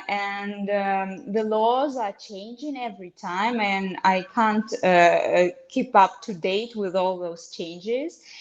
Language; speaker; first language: English; non-native, fluent; Russian